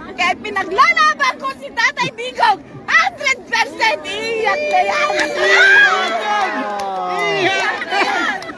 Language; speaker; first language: Filipino; native; Filipino